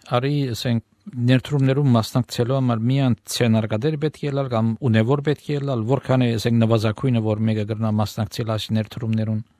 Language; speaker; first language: Armenian; native; Armenian